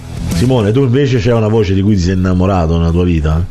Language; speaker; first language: Italian; native; Italian